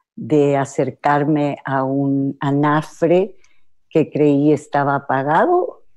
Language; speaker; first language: Spanish; native; Spanish